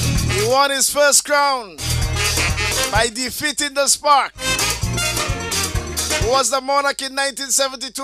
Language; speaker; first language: English; native; English